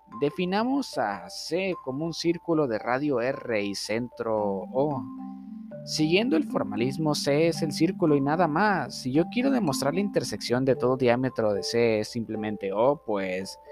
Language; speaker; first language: Spanish; native; Spanish